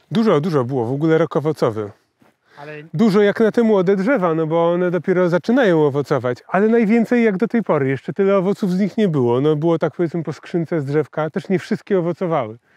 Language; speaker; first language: Polish; native; Polish